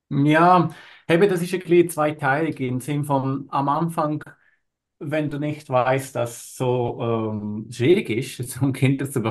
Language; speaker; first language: German; non-native, learner; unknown